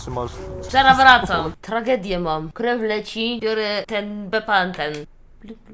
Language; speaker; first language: Polish; native; Polish